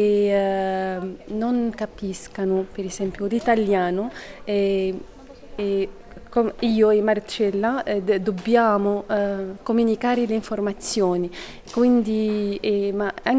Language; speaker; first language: Italian; non-native, fluent; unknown